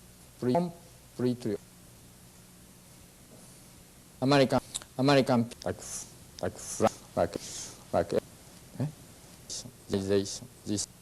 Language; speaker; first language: English; non-native, learner; Japanese